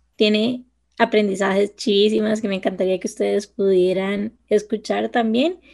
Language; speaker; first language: Spanish; native; Spanish